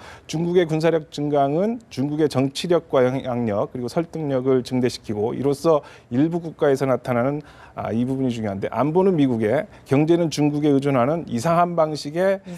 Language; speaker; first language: Korean; native; Korean